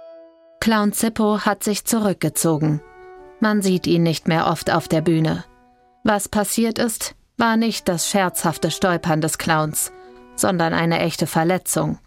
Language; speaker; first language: German; native; German